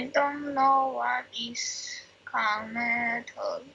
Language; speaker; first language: English; non-native, learner; Chinese